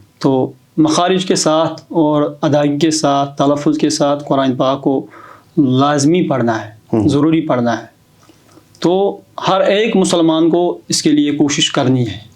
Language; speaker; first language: Urdu; non-native, local second language; Kashmiri